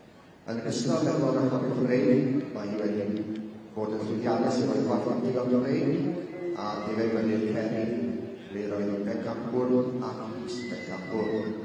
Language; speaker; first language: Welsh; native; Welsh